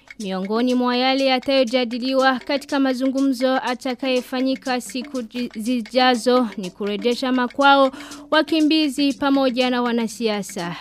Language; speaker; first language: Swahili; non-native, local second language; Rundi